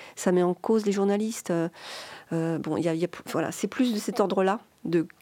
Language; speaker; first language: French; native; French